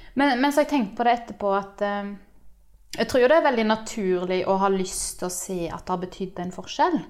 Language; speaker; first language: Norwegian; native; Norwegian